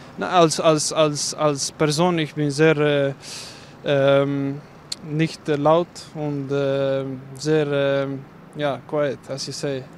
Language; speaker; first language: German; non-native, learner; Bosnian